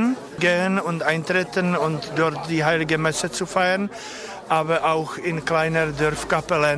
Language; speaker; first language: German; non-native, learner; Czech